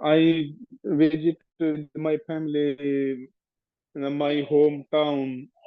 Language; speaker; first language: English; non-native, learner; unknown